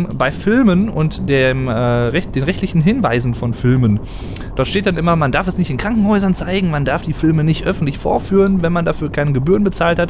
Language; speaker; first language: German; native; German